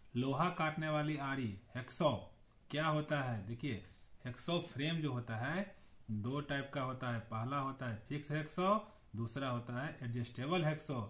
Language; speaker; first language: Hindi; native; Hindi